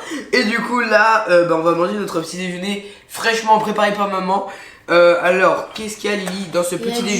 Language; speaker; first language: French; native; French